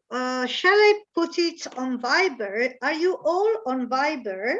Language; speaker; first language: English; non-native, fluent; Italian